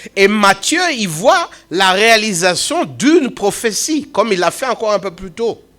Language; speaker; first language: French; non-native, local second language; Swahili